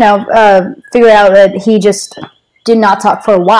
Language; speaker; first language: English; non-native, fluent; Spanish